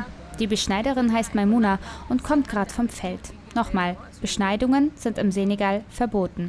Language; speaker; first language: German; native; German